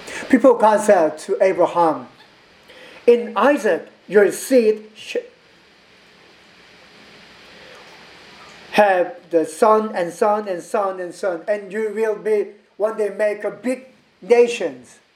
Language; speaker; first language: English; non-native, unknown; Korean